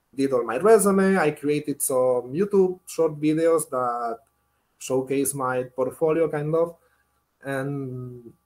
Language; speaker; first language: English; non-native, fluent; Spanish